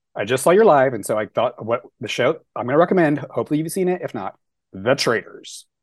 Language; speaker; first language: English; native; English